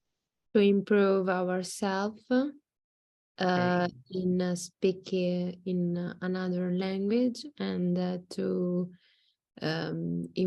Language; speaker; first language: English; non-native, learner; Italian